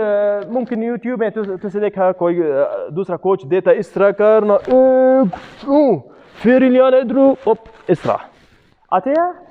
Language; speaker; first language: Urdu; non-native, learner; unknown